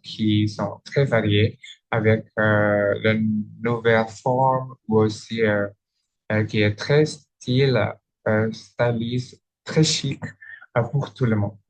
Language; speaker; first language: French; non-native, learner; Indonesian